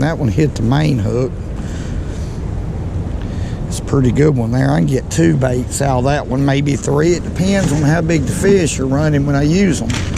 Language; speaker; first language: English; native; English